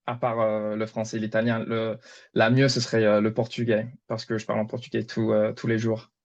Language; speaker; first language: French; non-native, fluent; English